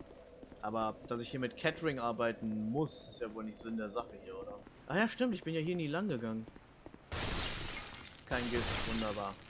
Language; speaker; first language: German; native; German